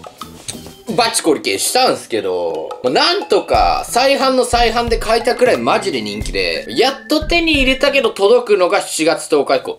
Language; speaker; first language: Japanese; native; Japanese